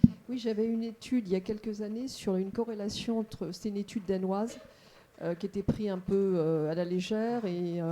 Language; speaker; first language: French; native; French